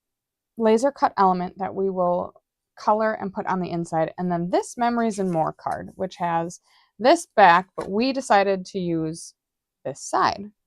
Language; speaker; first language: English; native; English